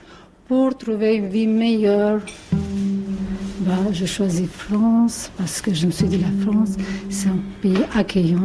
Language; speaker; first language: French; non-native, fluent; Albanian